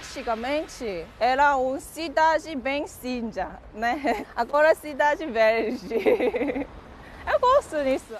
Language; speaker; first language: Portuguese; non-native, learner; Korean